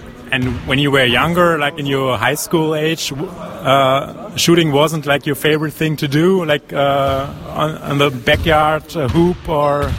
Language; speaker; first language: English; non-native, fluent; German